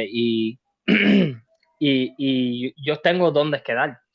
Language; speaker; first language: Spanish; early bilingual, heritage; Spanish